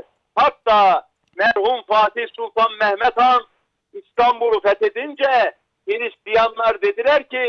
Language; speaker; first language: Turkish; native; Turkish